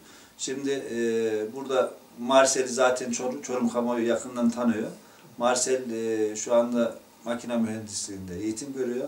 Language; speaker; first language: Turkish; native; Turkish